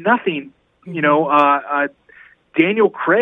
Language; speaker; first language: English; native; English